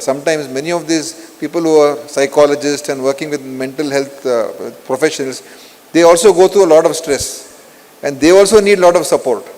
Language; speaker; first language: English; non-native, local second language; Kannada